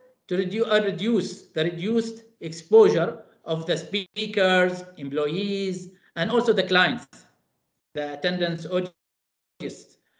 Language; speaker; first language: English; non-native, fluent; Arabic